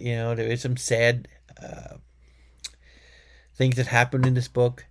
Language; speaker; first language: English; native; English